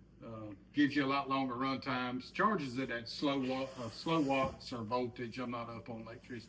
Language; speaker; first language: English; native; English